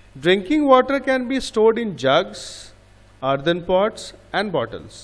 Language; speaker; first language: English; non-native, local second language; Bangla